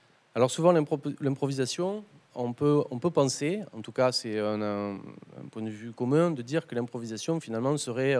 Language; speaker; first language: French; native; French